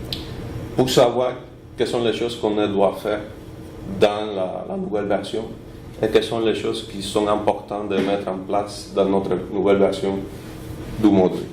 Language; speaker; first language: French; non-native, fluent; Spanish